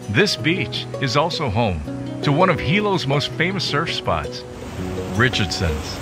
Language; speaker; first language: English; native; English